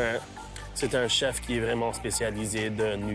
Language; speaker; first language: French; non-native, local second language; English